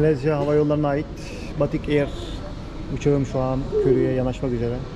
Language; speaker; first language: Turkish; native; Turkish